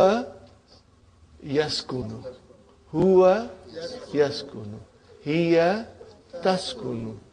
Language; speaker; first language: Arabic; non-native, fluent; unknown